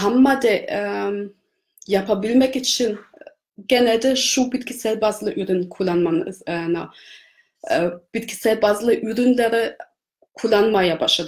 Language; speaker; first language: Turkish; non-native, fluent; German